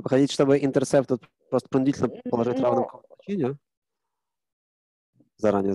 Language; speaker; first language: Russian; native; Russian